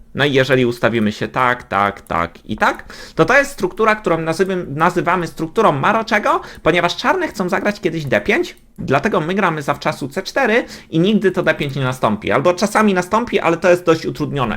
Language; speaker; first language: Polish; native; Polish